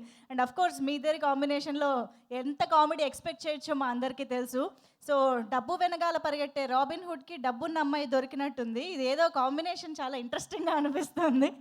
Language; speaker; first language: Telugu; native; Telugu